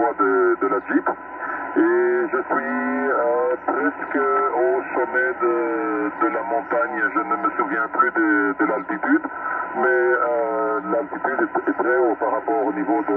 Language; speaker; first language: French; non-native, fluent; Greek